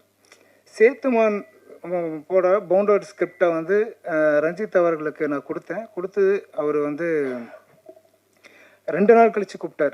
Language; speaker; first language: Tamil; native; Tamil